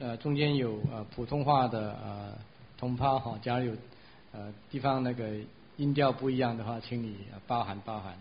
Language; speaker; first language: Chinese; non-native, local second language; Cantonese